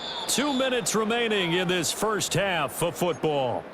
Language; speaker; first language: English; native; English